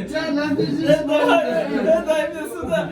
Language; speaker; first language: Russian; non-native, local second language; Kazakh